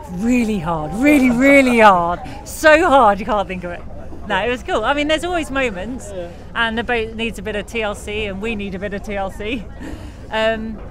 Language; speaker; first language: English; native; English